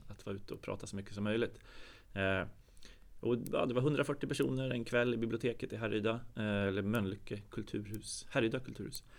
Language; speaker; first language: Swedish; native; Swedish